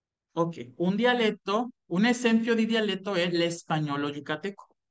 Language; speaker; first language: Italian; non-native, fluent; Spanish